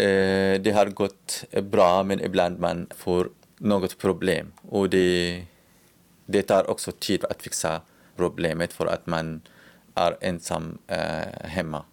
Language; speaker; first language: Swedish; non-native, learner; Arabic